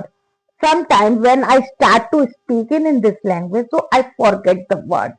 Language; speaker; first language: English; non-native, learner; Hindi